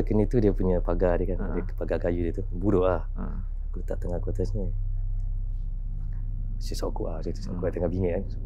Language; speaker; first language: Malay; native; Malay